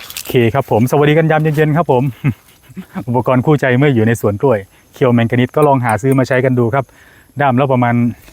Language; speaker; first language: Thai; native; Thai